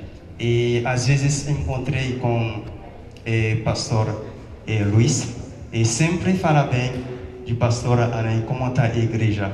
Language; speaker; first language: Portuguese; non-native, learner; Haitian Creole